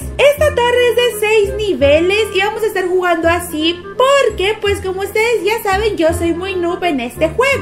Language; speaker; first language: Spanish; native; Spanish